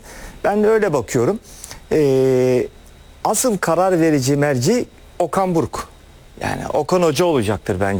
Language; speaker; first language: Turkish; native; Turkish